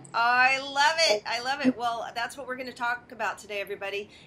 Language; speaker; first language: English; native; English